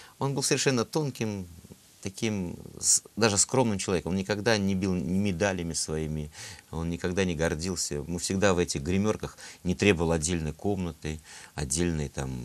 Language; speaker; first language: Russian; native; Russian